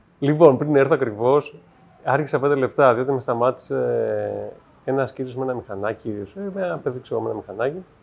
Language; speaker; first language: Greek; native; Greek